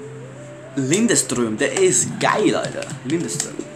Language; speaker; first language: German; early bilingual, other home language; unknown